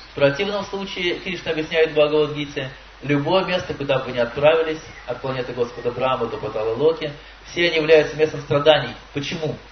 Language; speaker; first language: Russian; native; Russian